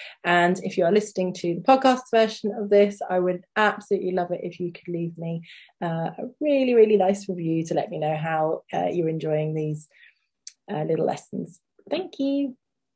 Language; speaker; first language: English; native; English